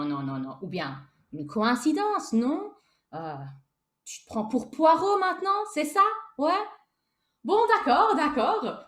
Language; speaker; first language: French; native; French